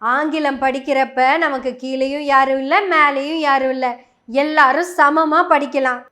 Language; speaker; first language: Tamil; non-native, local second language; Malayalam